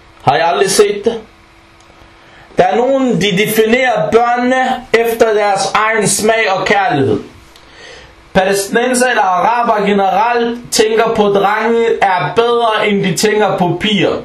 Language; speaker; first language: Danish; early bilingual, other home language; Arabic